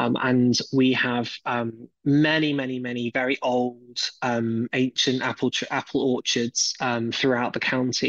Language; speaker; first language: English; native; English